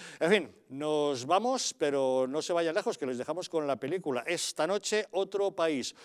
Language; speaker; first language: Spanish; native; Spanish